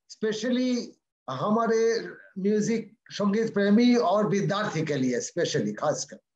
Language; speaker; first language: Hindi; non-native, local second language; Bangla